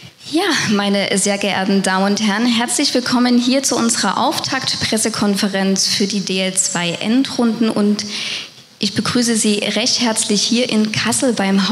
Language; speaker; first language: German; native; German